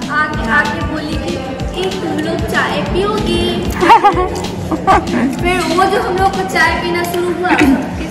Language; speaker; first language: Hindi; non-native, local second language; Bangla